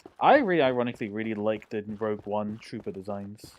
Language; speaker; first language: English; native; English